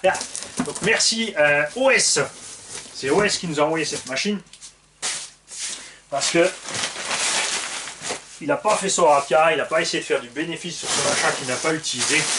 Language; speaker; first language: French; native; French